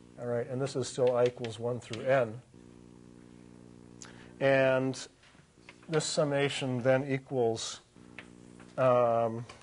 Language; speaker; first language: English; native; English